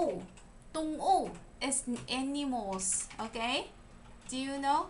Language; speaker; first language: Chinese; non-native, learner; Vietnamese